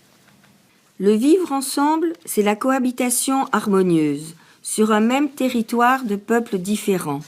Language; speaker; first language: French; non-native, learner; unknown